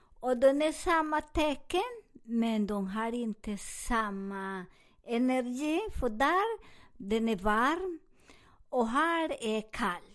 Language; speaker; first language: Swedish; non-native, learner; Spanish